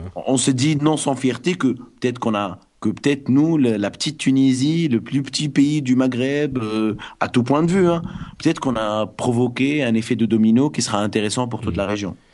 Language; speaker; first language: French; non-native, local second language; Arabic